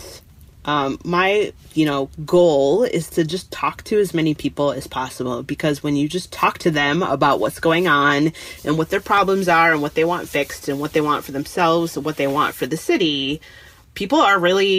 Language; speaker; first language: English; native; English